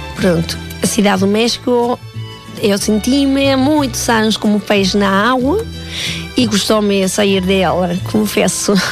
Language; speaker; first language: Portuguese; non-native, fluent; Spanish